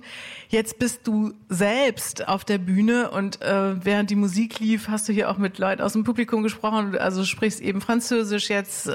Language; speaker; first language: German; native; German